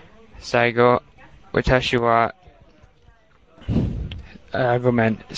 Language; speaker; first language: Japanese; non-native, learner; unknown